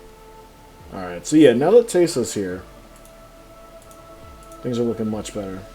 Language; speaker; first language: English; native; English